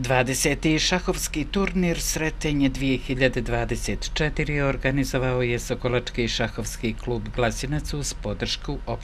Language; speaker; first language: Serbian; native; Serbian